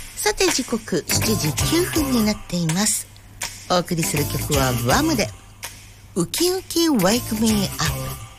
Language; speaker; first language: Japanese; native; Japanese